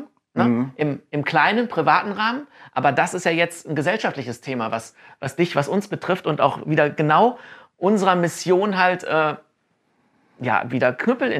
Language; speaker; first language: German; native; German